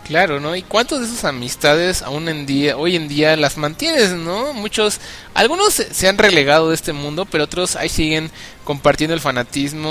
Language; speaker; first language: Spanish; native; Spanish